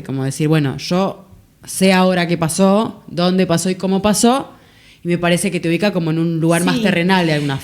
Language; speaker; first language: Spanish; native; Spanish